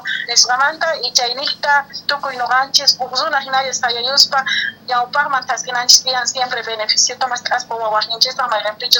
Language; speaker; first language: Spanish; native; Spanish